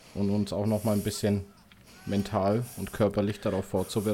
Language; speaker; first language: German; native; German